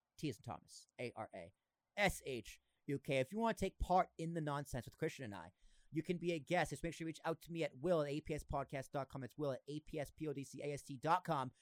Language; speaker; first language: English; native; English